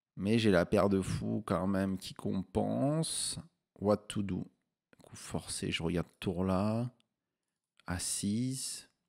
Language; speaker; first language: French; native; French